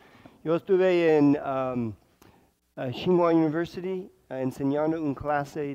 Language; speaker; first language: Spanish; non-native, fluent; English